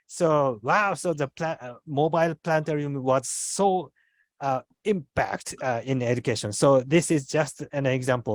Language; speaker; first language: English; non-native, learner; Japanese